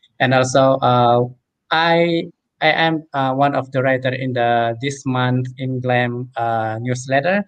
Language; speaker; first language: English; non-native, fluent; Indonesian